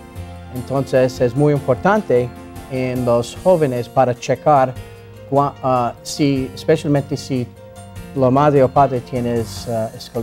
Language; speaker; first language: Spanish; non-native, learner; English